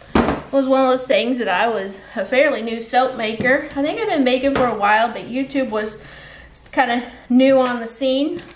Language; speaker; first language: English; native; English